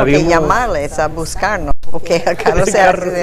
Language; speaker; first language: Spanish; non-native, fluent; English